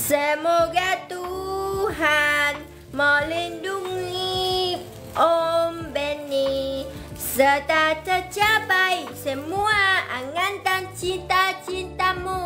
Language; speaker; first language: Indonesian; non-native, learner; Vietnamese